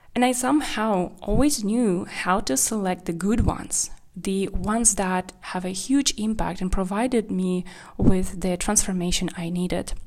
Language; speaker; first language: English; non-native, fluent; Kazakh